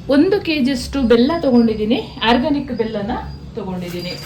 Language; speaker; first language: Kannada; non-native, local second language; Kodava